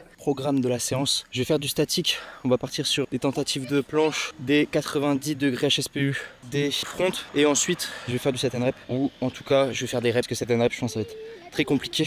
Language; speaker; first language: French; native; French